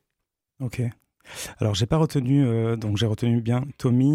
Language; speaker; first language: French; native; French